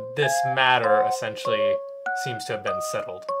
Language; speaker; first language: English; native; English